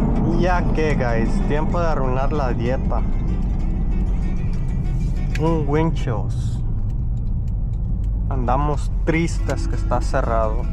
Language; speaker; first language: Spanish; early bilingual, heritage; Spanish